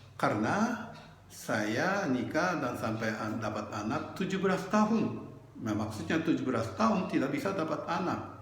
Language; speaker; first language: Indonesian; non-native, fluent; Japanese